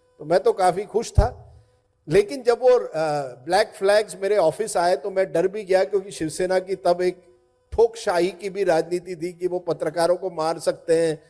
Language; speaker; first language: Hindi; non-native, local second language; Marathi